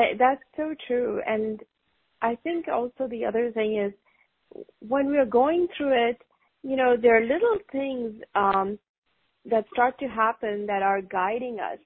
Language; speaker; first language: English; non-native, local second language; Hindi